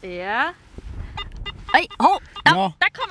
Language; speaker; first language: Danish; native; Danish